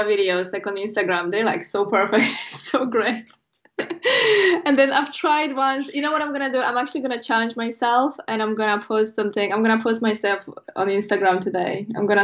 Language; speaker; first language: English; non-native, fluent; Polish